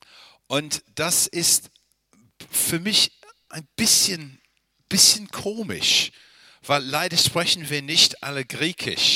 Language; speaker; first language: German; non-native, fluent; English